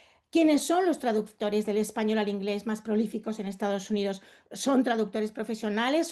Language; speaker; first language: Spanish; native; Spanish